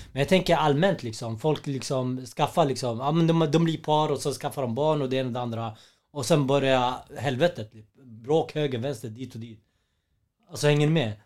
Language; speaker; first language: Swedish; early bilingual, other home language; Arabic